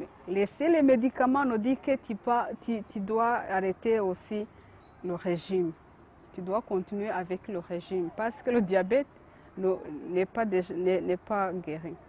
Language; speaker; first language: French; non-native, local second language; Kinyarwanda